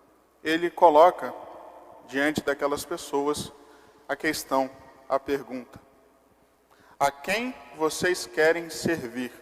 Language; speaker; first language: Portuguese; native; Portuguese